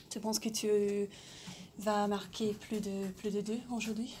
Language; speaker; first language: French; non-native, learner; English